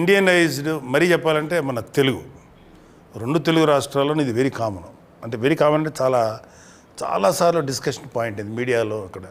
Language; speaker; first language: Telugu; native; Telugu